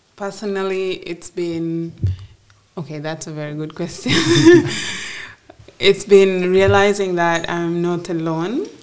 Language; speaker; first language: English; non-native, local second language; Acoli